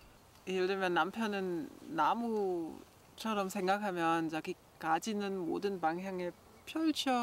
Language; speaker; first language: Korean; non-native, fluent; German